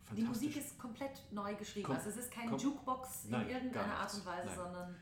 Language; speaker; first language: German; native; German